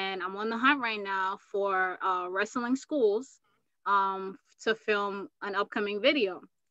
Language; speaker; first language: English; native; English